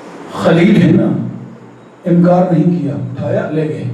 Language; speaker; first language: Urdu; native; Urdu